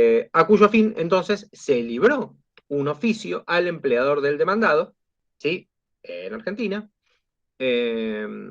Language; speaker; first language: Spanish; native; Spanish